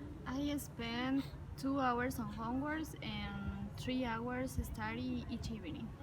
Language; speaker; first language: English; non-native, learner; Spanish